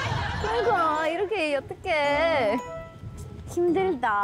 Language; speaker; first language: Korean; non-native, learner; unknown